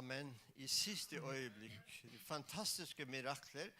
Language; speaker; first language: Danish; non-native, local second language; Faroese